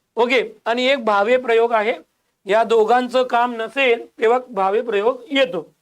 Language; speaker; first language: Marathi; non-native, local second language; Hindi